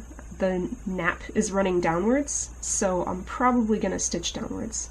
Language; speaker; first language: English; native; English